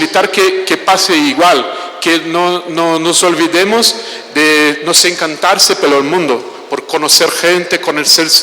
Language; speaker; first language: Spanish; non-native, fluent; Portuguese